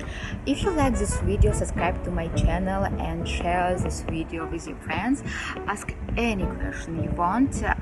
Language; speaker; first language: English; non-native, learner; Russian